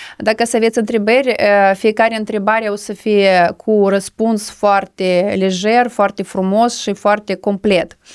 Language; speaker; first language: Romanian; non-native, local second language; Russian